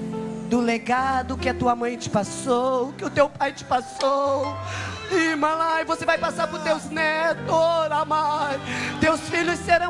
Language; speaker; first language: Portuguese; native; Portuguese